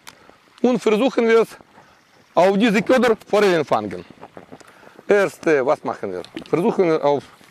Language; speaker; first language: German; non-native, learner; Russian